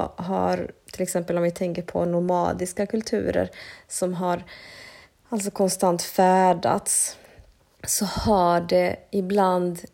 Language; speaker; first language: Swedish; early bilingual, other home language; Spanish